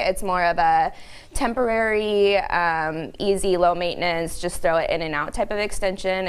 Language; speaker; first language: English; native; English